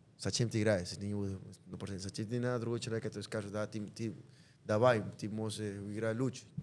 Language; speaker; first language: Russian; non-native, learner; Spanish